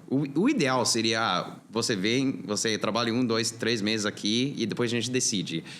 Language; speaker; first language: Portuguese; non-native, fluent; English